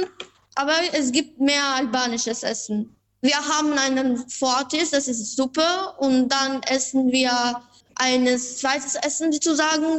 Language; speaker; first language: German; non-native, learner; Albanian